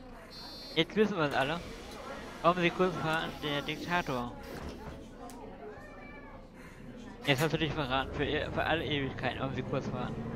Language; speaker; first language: German; native; German